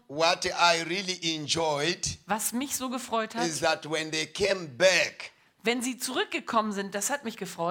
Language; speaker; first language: German; non-native, learner; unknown